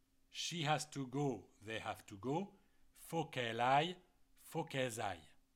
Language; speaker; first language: English; non-native, fluent; French